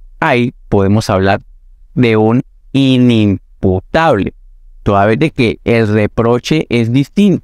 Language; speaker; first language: Spanish; native; Spanish